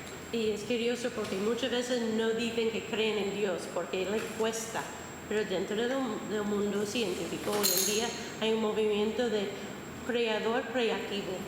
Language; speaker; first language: Spanish; non-native, fluent; English